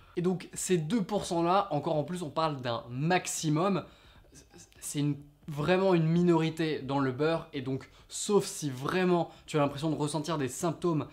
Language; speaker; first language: French; native; French